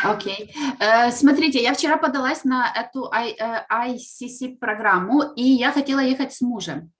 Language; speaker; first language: Russian; native; Russian